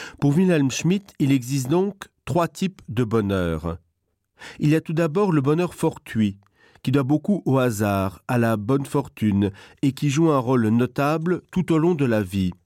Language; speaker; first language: French; non-native, local second language; Luxembourgish